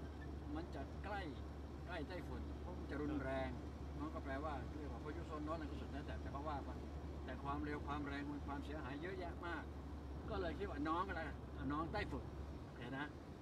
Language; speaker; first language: Thai; native; Thai